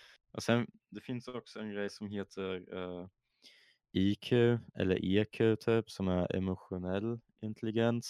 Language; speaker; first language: Swedish; native; Swedish